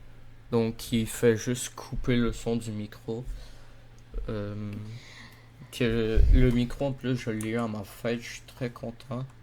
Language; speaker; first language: French; native; French